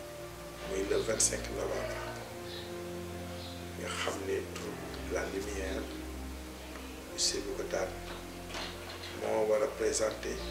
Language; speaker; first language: French; non-native, local second language; Wolof